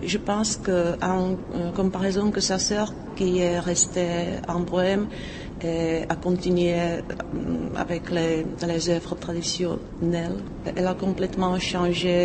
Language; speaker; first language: French; non-native, fluent; Czech